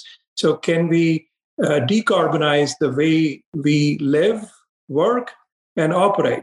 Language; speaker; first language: English; non-native, local second language; Hindi